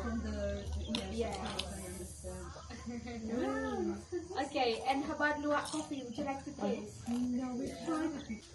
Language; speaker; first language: English; non-native, learner; Indonesian